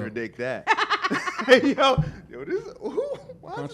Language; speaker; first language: English; native; English